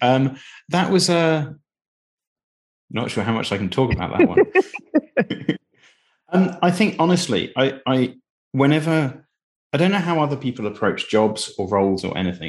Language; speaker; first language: English; native; English